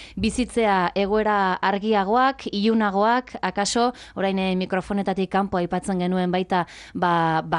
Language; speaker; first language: Basque; native; Basque